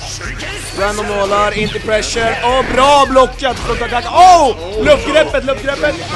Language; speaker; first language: Swedish; native; Swedish